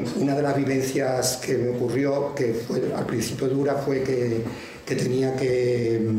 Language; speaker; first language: Spanish; native; Spanish